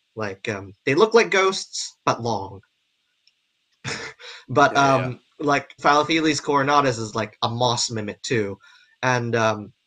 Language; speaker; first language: English; non-native, local second language; Cantonese